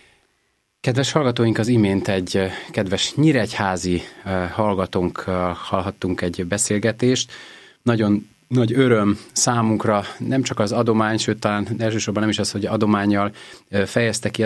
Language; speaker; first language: Hungarian; native; Hungarian